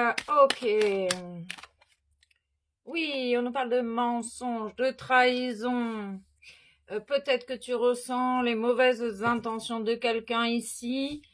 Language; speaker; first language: French; native; French